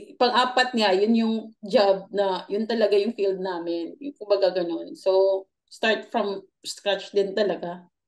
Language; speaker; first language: Filipino; non-native, local second language; Hiligaynon